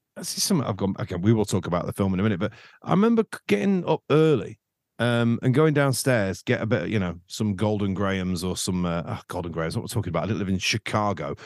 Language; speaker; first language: English; native; English